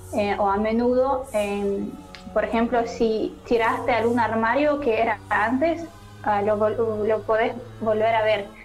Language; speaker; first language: Spanish; non-native, learner; Russian